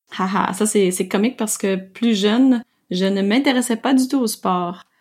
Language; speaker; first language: French; native; French